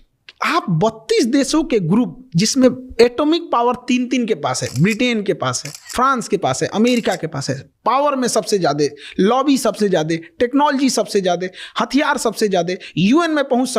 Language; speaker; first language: Hindi; native; Hindi